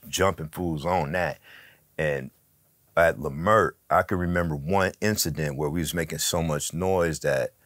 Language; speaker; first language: English; native; English